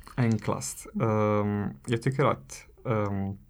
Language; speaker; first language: Swedish; non-native, fluent; Italian